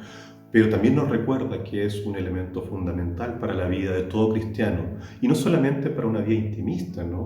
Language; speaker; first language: Spanish; native; Spanish